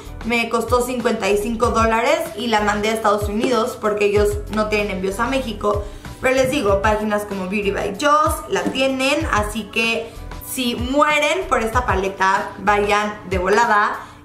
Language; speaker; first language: Spanish; native; Spanish